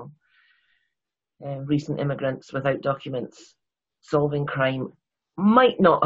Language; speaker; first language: English; native; English